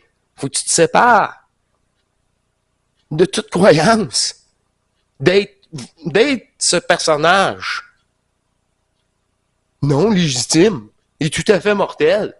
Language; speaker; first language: French; native; French